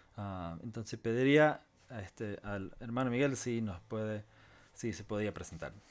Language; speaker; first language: Spanish; non-native, fluent; English